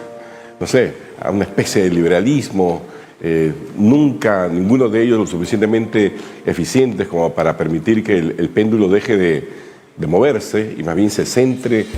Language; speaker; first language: Spanish; native; Spanish